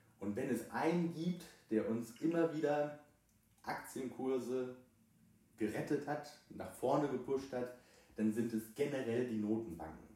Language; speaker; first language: German; native; German